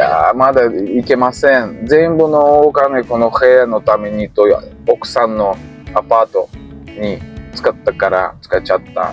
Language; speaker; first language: Japanese; non-native, learner; Russian